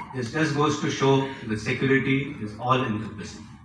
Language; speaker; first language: English; non-native, local second language; Marathi